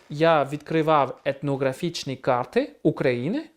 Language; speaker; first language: Ukrainian; non-native, fluent; French